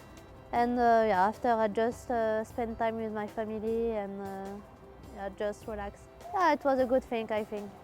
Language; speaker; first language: English; non-native, fluent; French